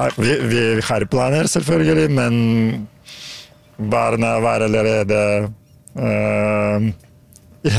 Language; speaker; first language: Norwegian; non-native, learner; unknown